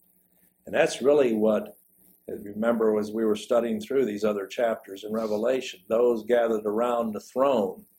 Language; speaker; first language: English; native; English